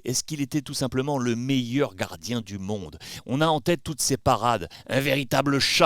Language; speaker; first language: French; native; French